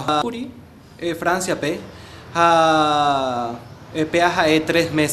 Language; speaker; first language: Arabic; non-native, fluent; Guarani